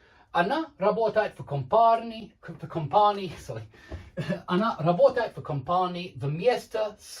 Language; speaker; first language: Russian; non-native, learner; English